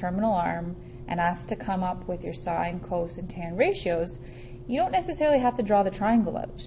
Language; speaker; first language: English; native; English